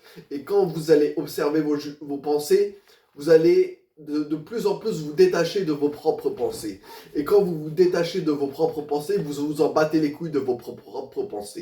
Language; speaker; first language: French; native; French